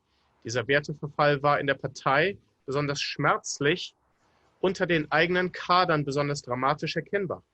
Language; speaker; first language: German; native; German